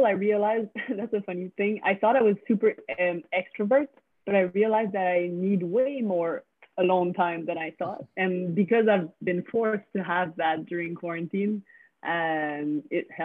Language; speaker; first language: English; non-native, fluent; French